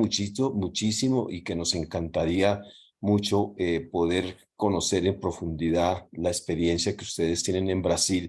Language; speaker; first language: Spanish; native; Spanish